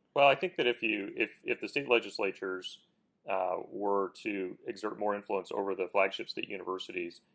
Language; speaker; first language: English; native; English